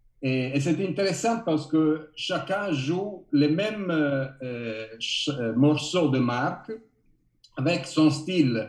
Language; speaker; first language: French; non-native, learner; Italian